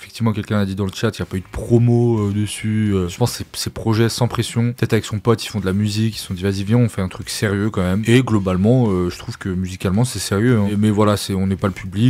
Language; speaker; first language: French; native; French